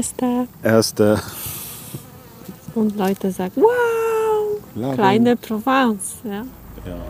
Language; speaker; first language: German; non-native, learner; Polish